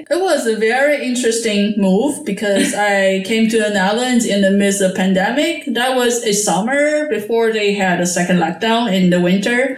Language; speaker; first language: English; non-native, fluent; Chinese